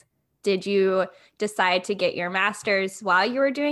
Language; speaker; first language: English; native; English